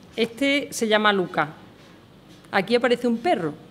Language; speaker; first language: Spanish; native; Spanish